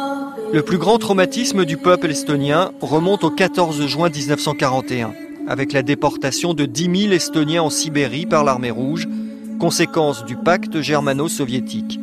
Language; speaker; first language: French; native; French